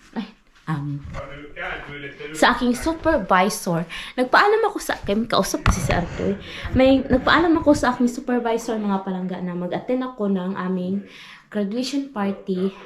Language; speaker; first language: Filipino; non-native, local second language; Cebuano